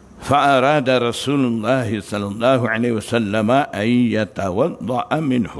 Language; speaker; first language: Arabic; non-native, fluent; Malay